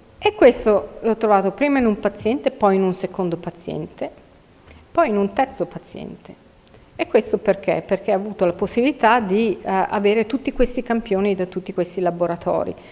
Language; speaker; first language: Italian; native; Italian